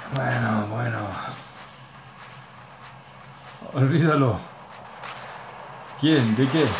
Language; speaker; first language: Spanish; non-native, learner; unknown